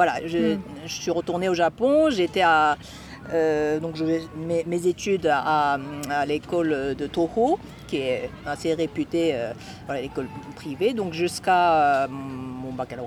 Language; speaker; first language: French; non-native, fluent; Japanese